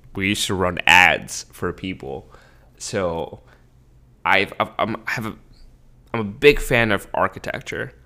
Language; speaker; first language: English; early bilingual, other home language; Spanish